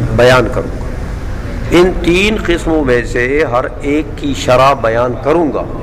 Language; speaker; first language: Urdu; non-native, local second language; Pashto